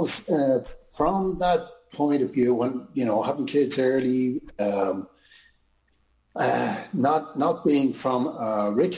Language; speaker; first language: English; native; English